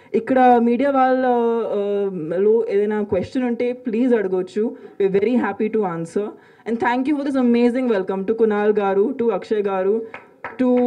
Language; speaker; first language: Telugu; non-native, local second language; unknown